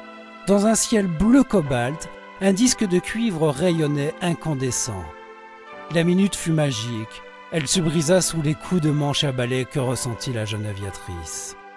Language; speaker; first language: French; native; French